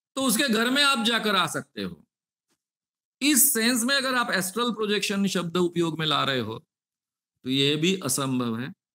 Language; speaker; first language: Hindi; non-native, local second language; Marathi